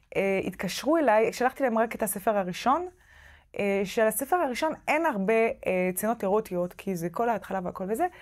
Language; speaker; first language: Hebrew; non-native, fluent; French